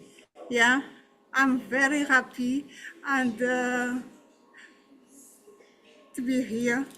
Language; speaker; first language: English; non-native, learner; Portuguese